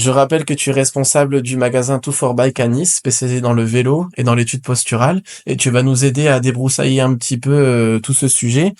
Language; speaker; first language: French; native; French